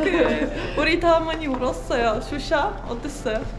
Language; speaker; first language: Korean; non-native, fluent; Estonian